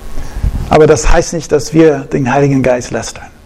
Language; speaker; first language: German; non-native, fluent; English